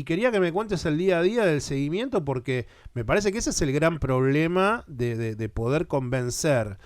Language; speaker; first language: Spanish; native; Spanish